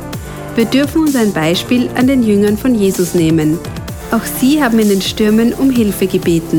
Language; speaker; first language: German; native; German